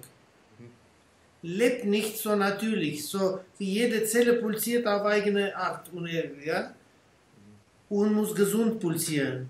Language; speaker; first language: German; non-native, fluent; Armenian